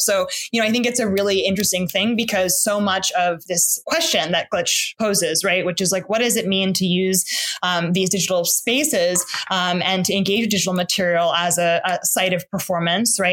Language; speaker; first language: English; native; English